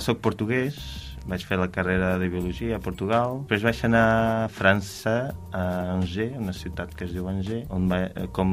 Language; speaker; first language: Catalan; non-native, fluent; Portuguese